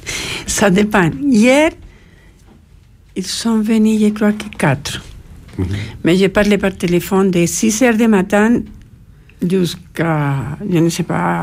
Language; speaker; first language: French; non-native, fluent; Spanish